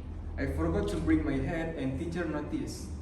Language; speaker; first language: English; non-native, learner; Indonesian